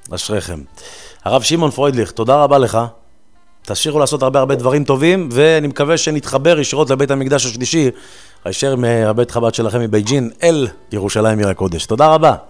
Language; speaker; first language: Hebrew; native; Hebrew